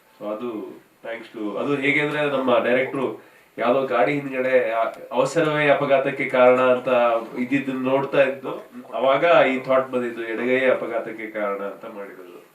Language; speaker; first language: Kannada; native; Kannada